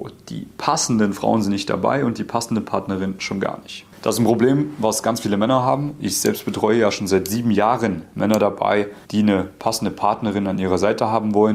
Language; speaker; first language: German; native; German